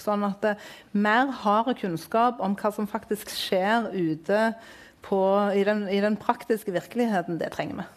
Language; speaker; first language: Norwegian; non-native, fluent; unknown